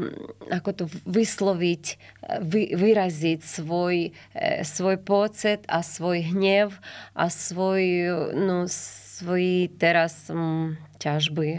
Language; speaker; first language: Slovak; non-native, learner; Ukrainian